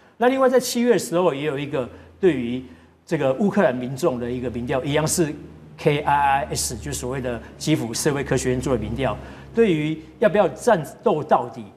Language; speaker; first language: Chinese; native; Chinese